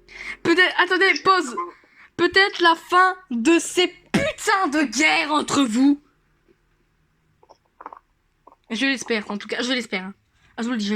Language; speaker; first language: French; native; French